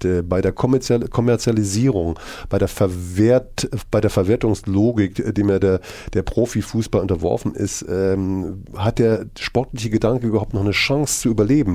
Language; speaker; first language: German; native; German